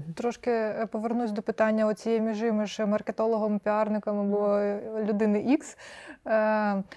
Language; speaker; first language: Ukrainian; native; Ukrainian